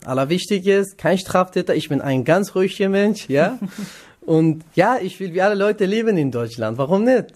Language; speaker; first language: German; non-native, learner; Kurdish